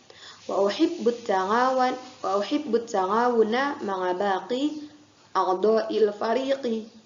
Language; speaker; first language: Arabic; non-native, fluent; Indonesian